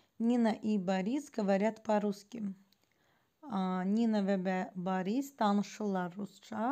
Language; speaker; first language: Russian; non-native, fluent; Azerbaijani